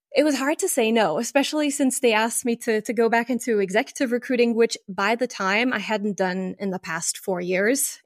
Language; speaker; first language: English; non-native, fluent; French